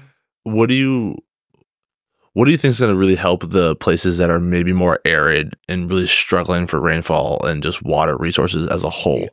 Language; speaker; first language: English; native; English